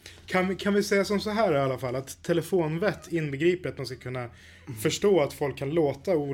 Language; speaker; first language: Swedish; native; Swedish